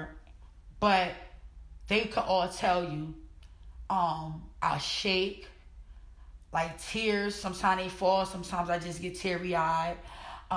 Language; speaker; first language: English; native; English